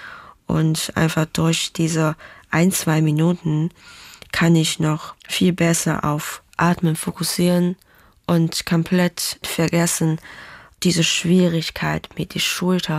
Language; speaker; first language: German; non-native, learner; Chinese